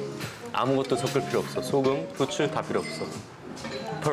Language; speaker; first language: Korean; native; Korean